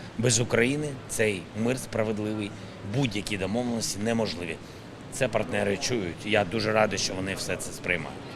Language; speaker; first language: Ukrainian; non-native, local second language; Russian